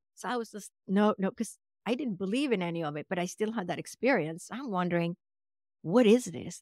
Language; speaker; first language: English; non-native, fluent; Swedish